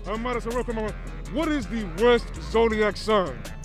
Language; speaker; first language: English; early bilingual, other home language; Spanish